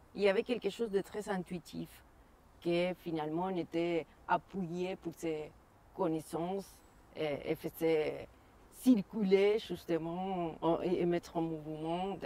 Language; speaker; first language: French; non-native, fluent; Spanish